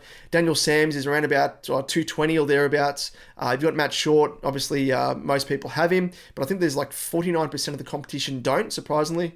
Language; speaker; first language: English; native; English